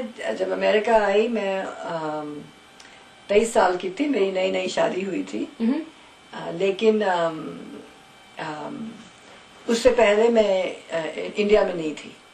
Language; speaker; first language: Hindi; early bilingual, heritage; Hindi